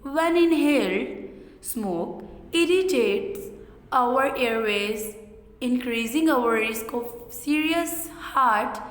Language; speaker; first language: English; non-native, local second language; Urdu